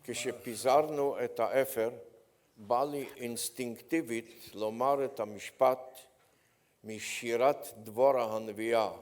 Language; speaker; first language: Hebrew; non-native, fluent; Polish